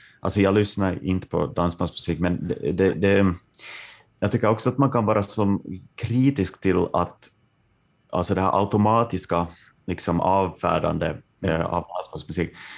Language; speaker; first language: Swedish; native; Swedish